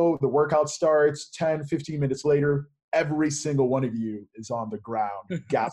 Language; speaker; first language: English; native; English